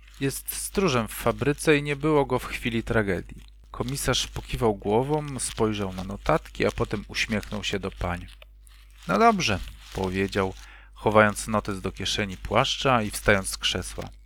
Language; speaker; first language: Polish; native; Polish